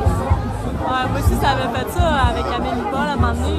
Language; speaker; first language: French; native; French